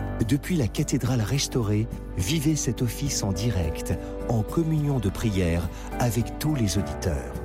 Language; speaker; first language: French; native; French